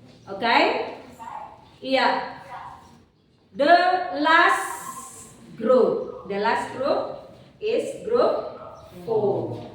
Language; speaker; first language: English; non-native, learner; Indonesian